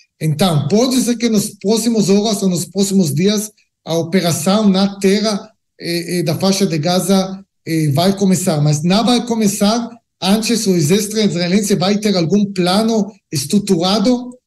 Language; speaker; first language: Portuguese; non-native, learner; Hebrew